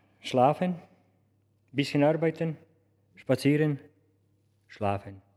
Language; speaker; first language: German; non-native, learner; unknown